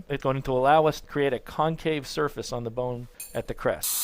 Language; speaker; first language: English; native; English